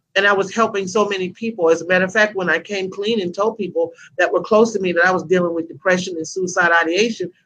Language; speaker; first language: English; native; English